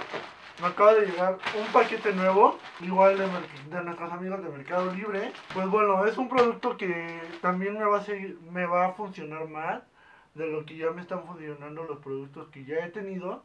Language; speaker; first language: Spanish; native; Spanish